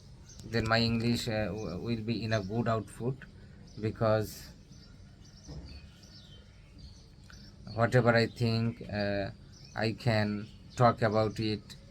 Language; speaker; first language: English; non-native, learner; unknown